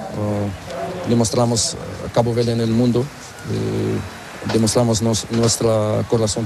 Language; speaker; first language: Spanish; non-native, learner; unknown